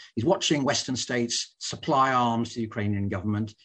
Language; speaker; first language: English; native; English